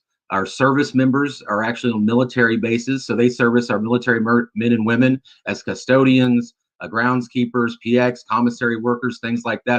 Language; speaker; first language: English; native; English